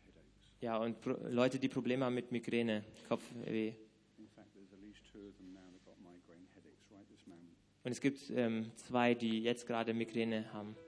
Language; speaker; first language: German; native; German